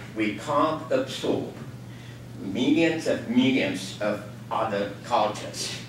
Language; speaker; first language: English; non-native, fluent; Norwegian